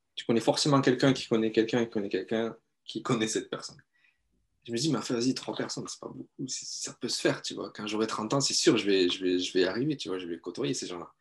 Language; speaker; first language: French; native; French